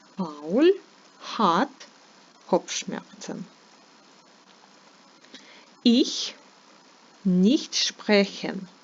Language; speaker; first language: German; non-native, fluent; Ukrainian